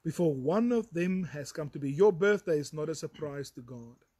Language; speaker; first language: English; non-native, local second language; Afrikaans